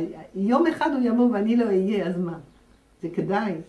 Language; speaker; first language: Hebrew; non-native, fluent; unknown